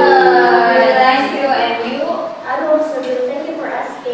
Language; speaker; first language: English; non-native, fluent; Indonesian